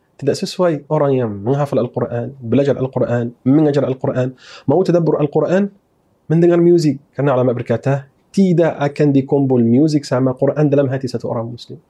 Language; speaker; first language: Malay; non-native, fluent; Arabic